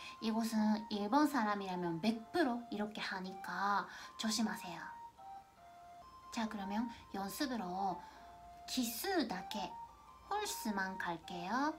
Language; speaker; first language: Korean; non-native, fluent; Japanese